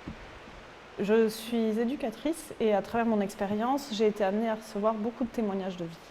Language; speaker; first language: French; native; French